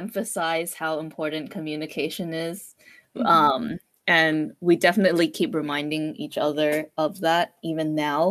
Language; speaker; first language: English; non-native, local second language; Cantonese